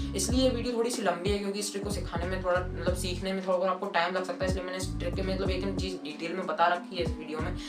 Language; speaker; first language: Hindi; native; Hindi